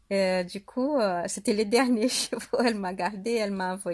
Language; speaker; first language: French; non-native, fluent; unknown